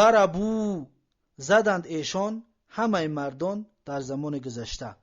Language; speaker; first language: Persian; native; Persian